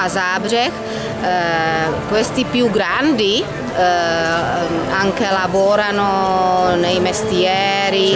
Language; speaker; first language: Italian; non-native, fluent; Czech